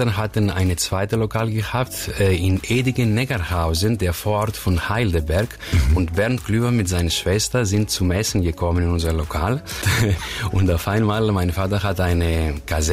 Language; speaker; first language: German; non-native, fluent; Greek